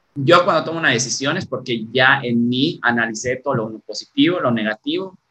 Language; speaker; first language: Spanish; native; Spanish